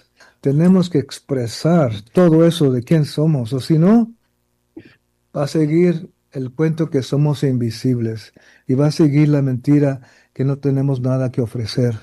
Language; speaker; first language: Spanish; early bilingual, heritage; Spanish